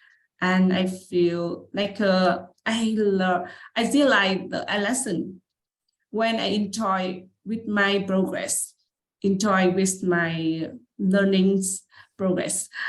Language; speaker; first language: English; non-native, learner; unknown